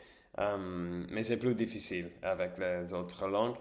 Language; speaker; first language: French; non-native, learner; English